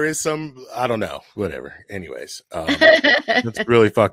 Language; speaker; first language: English; native; English